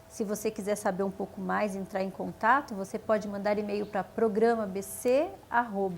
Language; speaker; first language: Portuguese; native; Portuguese